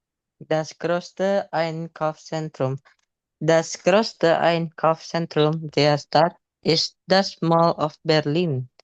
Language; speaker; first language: German; non-native, learner; Indonesian